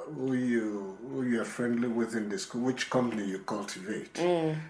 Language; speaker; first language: English; non-native, local second language; Yoruba